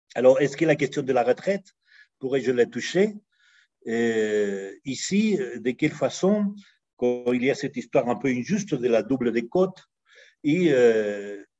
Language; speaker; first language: French; non-native, fluent; Spanish